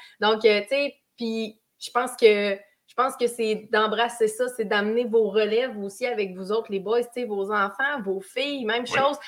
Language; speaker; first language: French; native; French